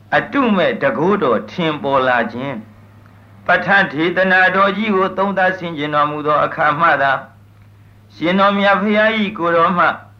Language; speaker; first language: Burmese; native; Burmese